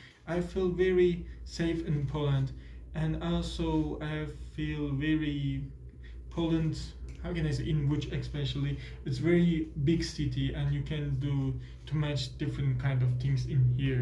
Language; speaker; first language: English; non-native, learner; Turkish